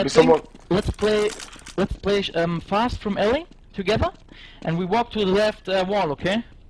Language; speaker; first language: English; non-native, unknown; German